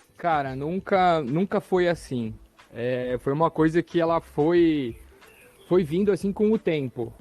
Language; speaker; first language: Portuguese; native; Portuguese